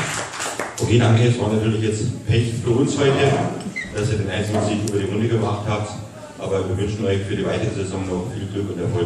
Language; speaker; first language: German; native; German